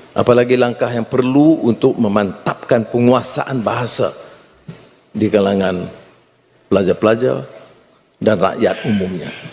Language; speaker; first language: Malay; native; Malay